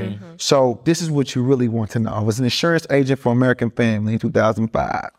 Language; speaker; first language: English; early bilingual, other home language; Spanish